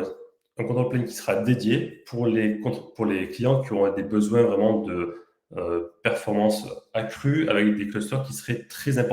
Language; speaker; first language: French; native; French